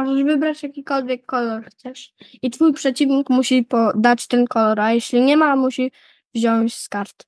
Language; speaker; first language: Polish; native; Polish